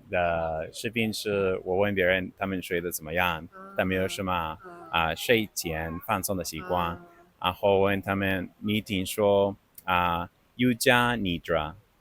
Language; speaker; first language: Chinese; non-native, learner; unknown